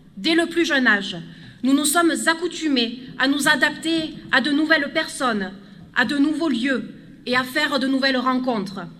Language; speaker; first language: French; native; French